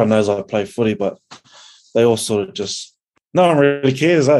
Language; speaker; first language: English; native; English